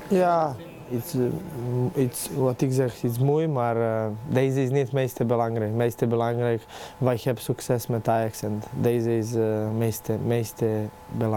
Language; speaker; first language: Dutch; non-native, learner; Serbian